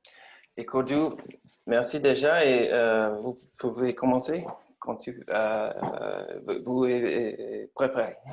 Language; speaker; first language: French; non-native, learner; English